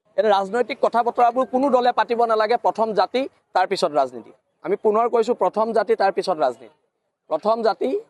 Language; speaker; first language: Assamese; native; Assamese